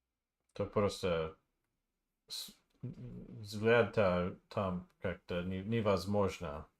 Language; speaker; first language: Russian; non-native, learner; English